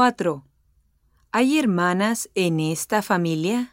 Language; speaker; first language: Spanish; non-native, learner; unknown